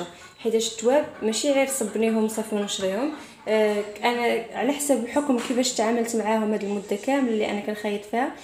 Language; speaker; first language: Arabic; native; Arabic